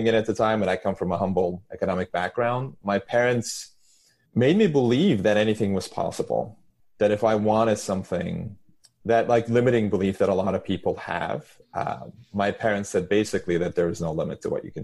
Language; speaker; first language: English; non-native, fluent; Turkish